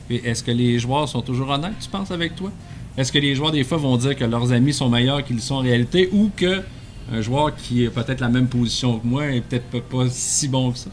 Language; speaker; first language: French; native; French